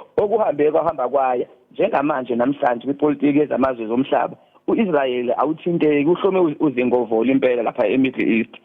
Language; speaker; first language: Zulu; native; Zulu